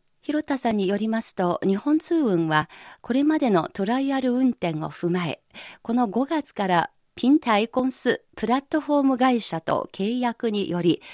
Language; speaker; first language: Japanese; non-native, fluent; Chinese